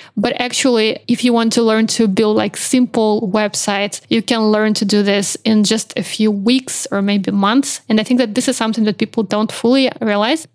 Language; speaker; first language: English; non-native, fluent; Belarusian